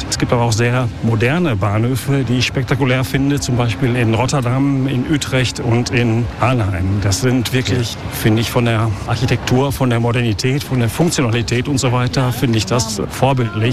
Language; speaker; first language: German; native; German